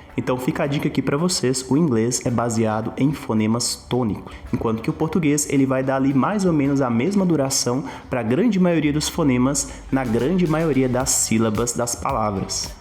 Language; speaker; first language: Portuguese; native; Portuguese